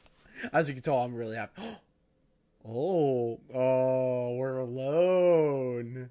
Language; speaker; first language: English; native; English